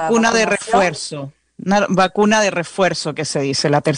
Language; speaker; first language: Spanish; native; Spanish